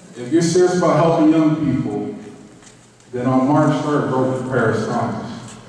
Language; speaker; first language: English; native; English